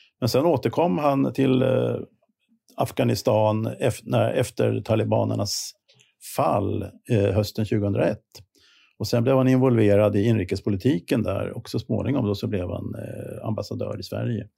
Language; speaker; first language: Swedish; native; Swedish